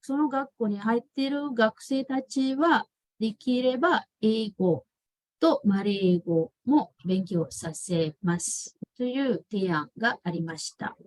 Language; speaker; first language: Japanese; non-native, fluent; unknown